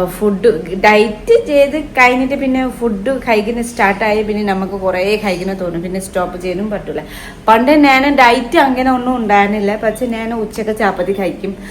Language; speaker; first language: Malayalam; non-native, learner; Nepali